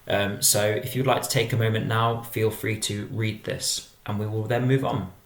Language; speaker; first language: English; native; English